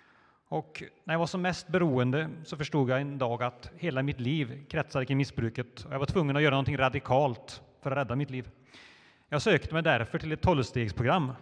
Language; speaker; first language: Swedish; native; Swedish